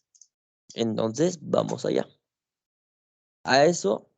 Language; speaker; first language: Spanish; native; Spanish